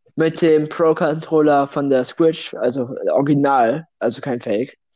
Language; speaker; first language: German; non-native, fluent; Russian